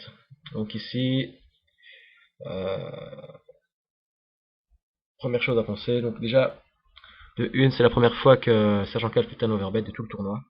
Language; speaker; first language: French; native; French